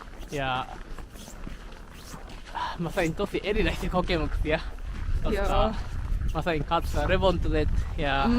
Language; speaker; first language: Finnish; non-native, learner; Japanese